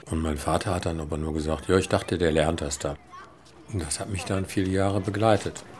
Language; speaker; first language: German; native; German